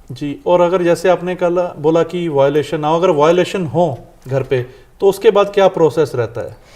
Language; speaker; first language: Hindi; non-native, local second language; Punjabi